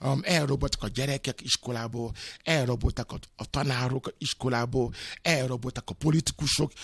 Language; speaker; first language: Hungarian; non-native, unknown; Yoruba